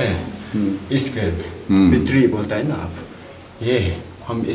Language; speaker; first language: Hindi; non-native, learner; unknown